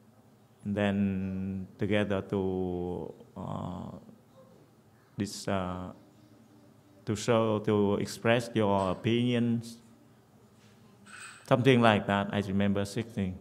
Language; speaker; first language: English; non-native, fluent; Vietnamese